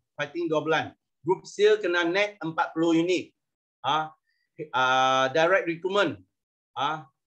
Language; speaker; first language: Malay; non-native, local second language; Chinese